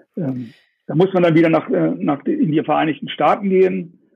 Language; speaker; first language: German; native; German